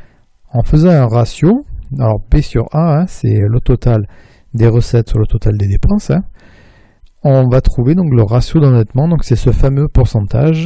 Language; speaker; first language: French; native; French